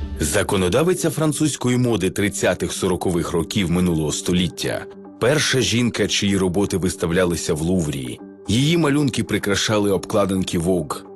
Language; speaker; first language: Ukrainian; native; Ukrainian